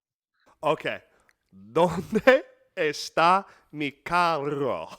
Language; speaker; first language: Spanish; non-native, learner; English